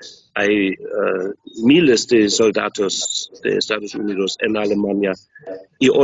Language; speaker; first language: Spanish; non-native, learner; German